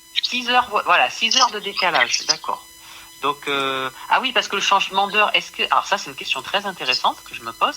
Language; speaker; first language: French; native; French